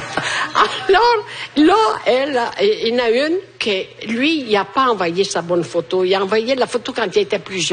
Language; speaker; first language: French; non-native, fluent; Italian